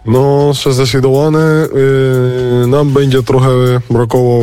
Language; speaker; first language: Polish; non-native, fluent; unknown